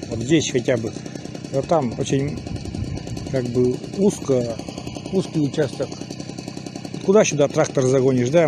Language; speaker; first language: Russian; native; Russian